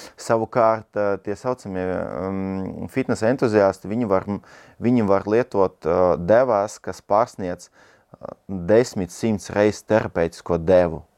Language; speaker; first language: Latvian; non-native, local second language; Russian